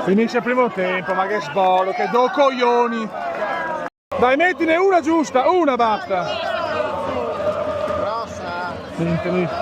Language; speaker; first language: Italian; native; Italian